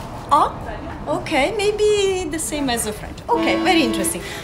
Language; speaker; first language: English; non-native, fluent; Italian